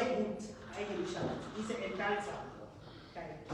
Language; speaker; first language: German; non-native, fluent; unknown